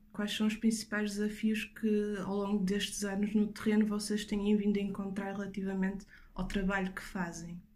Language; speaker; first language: Portuguese; native; Portuguese